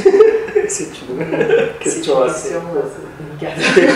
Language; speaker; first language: French; non-native, fluent; Japanese